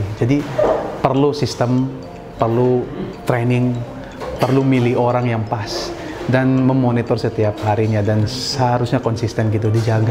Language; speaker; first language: Indonesian; non-native, fluent; Filipino